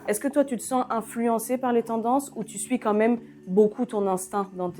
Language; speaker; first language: French; native; French